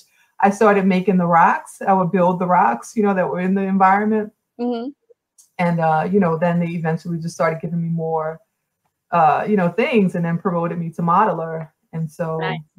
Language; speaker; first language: English; native; English